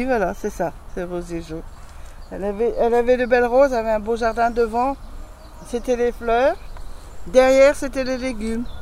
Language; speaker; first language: French; native; French